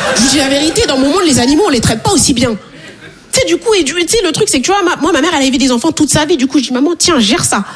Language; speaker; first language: French; native; French